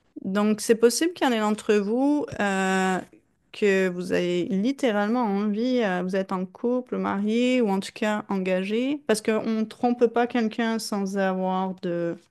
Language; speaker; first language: French; native; French